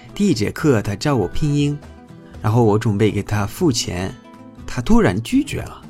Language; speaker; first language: Chinese; non-native, fluent; Spanish